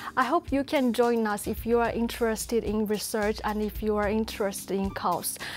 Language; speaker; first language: English; non-native, fluent; Chinese